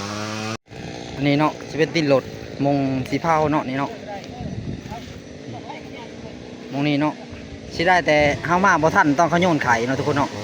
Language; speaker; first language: Thai; non-native, local second language; Lao